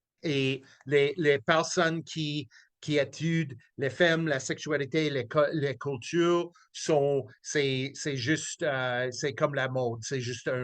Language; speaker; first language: French; non-native, local second language; English